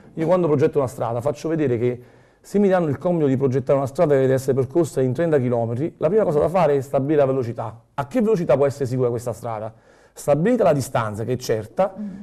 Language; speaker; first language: Italian; native; Italian